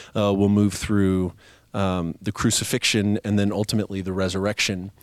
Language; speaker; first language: English; native; English